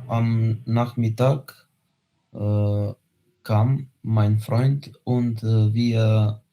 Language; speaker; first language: German; non-native, learner; Macedonian